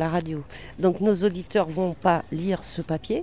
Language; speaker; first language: French; native; French